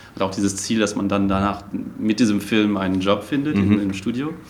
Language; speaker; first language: German; non-native, local second language; Luxembourgish